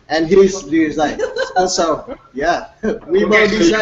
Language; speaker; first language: English; non-native, learner; Vietnamese